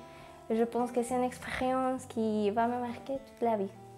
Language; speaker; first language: French; non-native, learner; Spanish